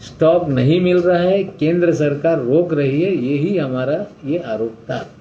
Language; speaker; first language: Hindi; non-native, local second language; Marathi